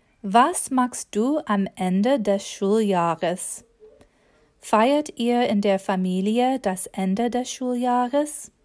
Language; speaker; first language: German; non-native, fluent; English